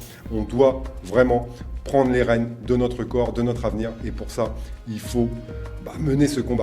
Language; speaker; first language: French; native; French